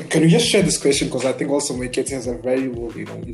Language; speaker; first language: English; non-native, local second language; Zulu